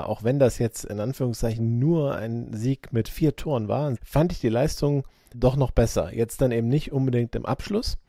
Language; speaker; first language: German; native; German